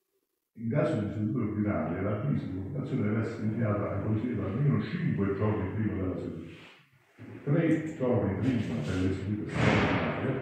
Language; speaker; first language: Italian; native; Italian